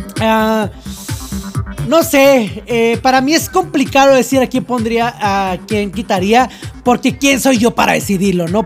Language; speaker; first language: Spanish; native; Spanish